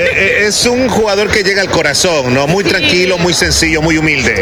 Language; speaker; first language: Spanish; native; Spanish